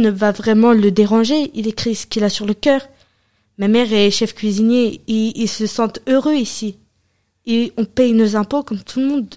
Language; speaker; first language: French; early bilingual, other home language; Arabic